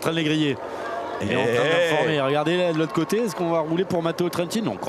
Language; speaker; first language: French; native; French